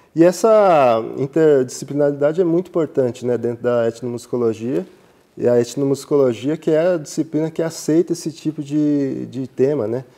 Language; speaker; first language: Portuguese; native; Portuguese